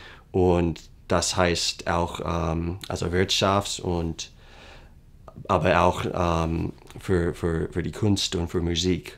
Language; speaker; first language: German; non-native, fluent; English